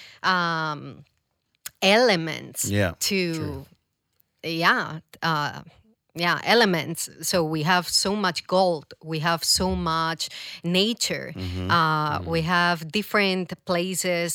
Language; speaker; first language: English; non-native, fluent; Spanish